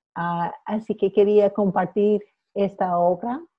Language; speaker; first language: Spanish; non-native, fluent; English